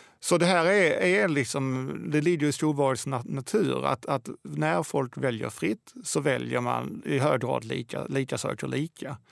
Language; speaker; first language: Swedish; native; Swedish